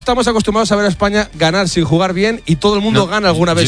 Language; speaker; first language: Spanish; native; Spanish